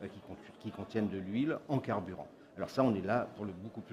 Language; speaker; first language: French; native; French